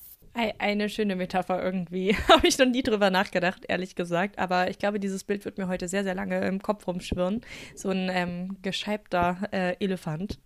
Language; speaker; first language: German; native; German